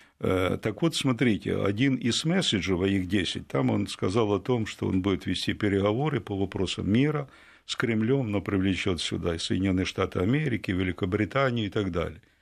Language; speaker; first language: Russian; native; Russian